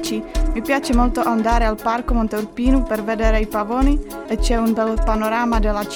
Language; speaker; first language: Italian; non-native, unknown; Czech